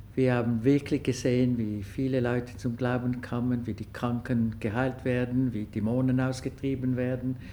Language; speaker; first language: German; non-native, local second language; French